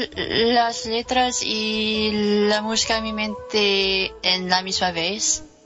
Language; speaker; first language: Spanish; non-native, learner; English